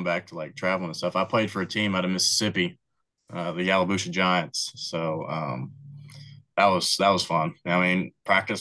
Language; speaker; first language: English; native; English